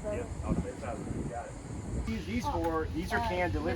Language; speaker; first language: English; native; English